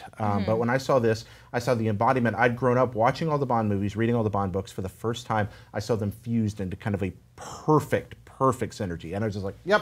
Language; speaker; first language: English; native; English